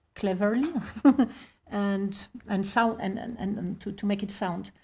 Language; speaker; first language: English; non-native, fluent; French